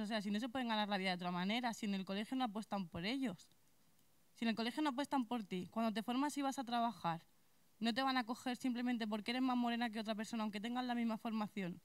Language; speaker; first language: Spanish; native; Spanish